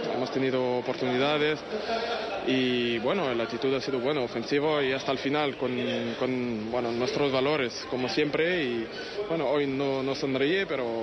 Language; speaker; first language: Spanish; non-native, fluent; French